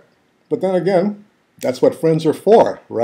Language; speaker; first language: English; native; English